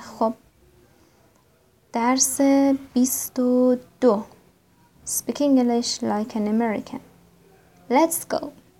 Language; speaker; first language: English; non-native, fluent; Persian